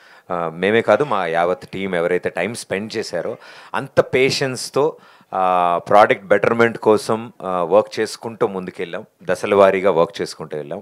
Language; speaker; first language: Telugu; native; Telugu